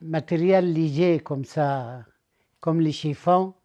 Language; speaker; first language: French; non-native, learner; Arabic